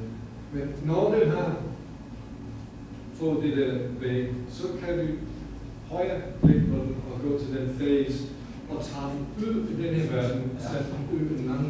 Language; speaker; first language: Danish; non-native, fluent; English